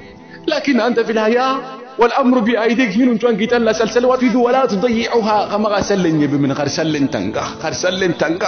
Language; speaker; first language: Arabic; non-native, fluent; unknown